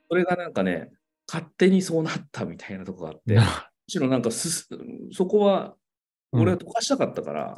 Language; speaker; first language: Japanese; native; Japanese